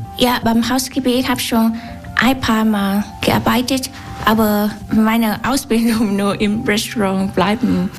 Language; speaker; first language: German; non-native, learner; Vietnamese